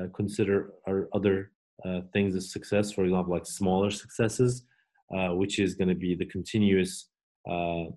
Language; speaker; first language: English; non-native, fluent; Turkish